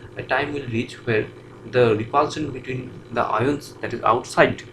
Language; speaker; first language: English; non-native, local second language; Bangla